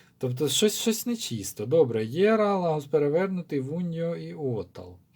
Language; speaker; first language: Ukrainian; non-native, local second language; Russian